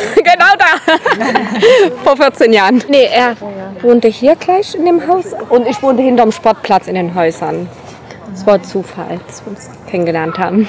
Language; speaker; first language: German; native; German